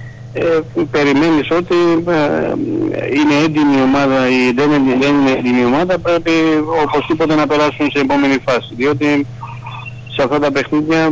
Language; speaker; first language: Greek; non-native, fluent; Georgian